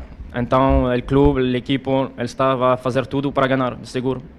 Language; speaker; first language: Portuguese; non-native, learner; Spanish